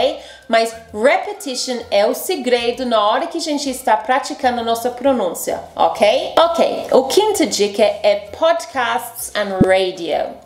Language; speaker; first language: Portuguese; non-native, fluent; English